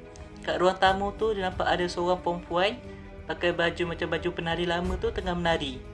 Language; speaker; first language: Malay; native; Malay